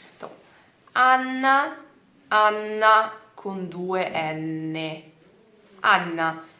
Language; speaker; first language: Italian; non-native, fluent; Portuguese